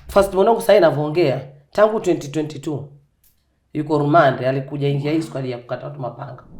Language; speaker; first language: Swahili; non-native, local second language; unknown